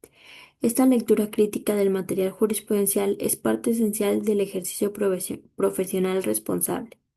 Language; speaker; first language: Spanish; native; Spanish